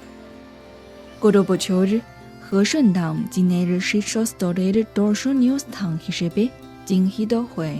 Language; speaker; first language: Bangla; non-native, fluent; Chinese